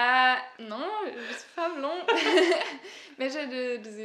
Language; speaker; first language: French; non-native, learner; German